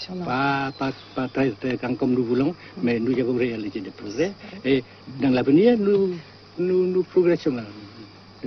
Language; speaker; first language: French; non-native, fluent; Vietnamese